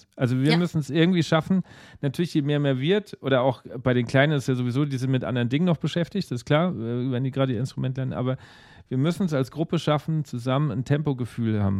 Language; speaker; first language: German; native; German